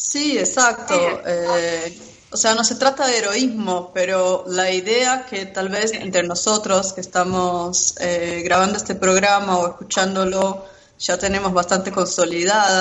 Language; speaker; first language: Spanish; non-native, fluent; Portuguese